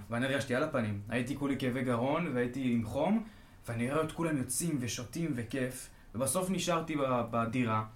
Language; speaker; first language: Hebrew; native; Hebrew